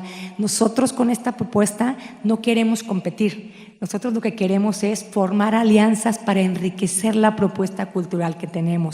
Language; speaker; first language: Spanish; native; Spanish